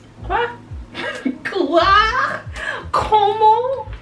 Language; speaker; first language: French; non-native, learner; English